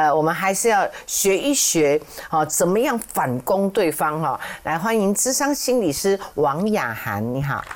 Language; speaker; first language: Chinese; native; Chinese